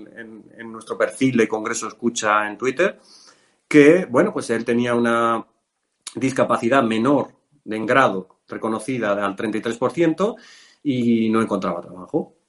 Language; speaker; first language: Spanish; native; Spanish